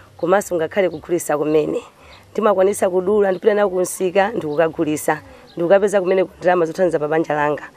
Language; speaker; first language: Nyanja; native; Nyanja